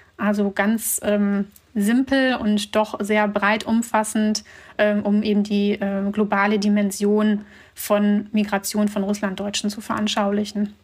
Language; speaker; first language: German; early bilingual, other home language; Russian